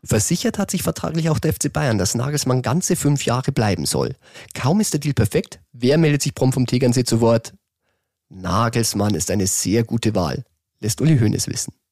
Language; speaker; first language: German; native; German